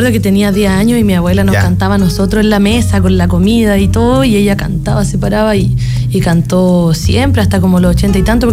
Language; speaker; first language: Spanish; native; Spanish